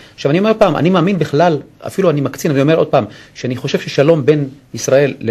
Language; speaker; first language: Hebrew; non-native, local second language; Arabic